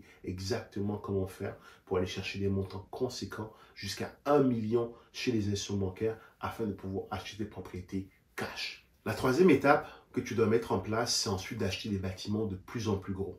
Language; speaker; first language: French; native; French